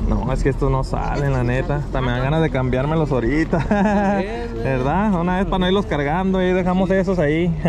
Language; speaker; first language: Spanish; native; Spanish